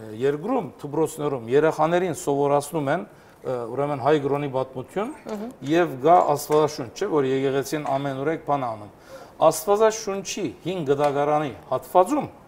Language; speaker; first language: Armenian; early bilingual, heritage; Armenian